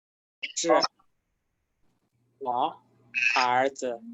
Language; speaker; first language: Chinese; non-native, fluent; Spanish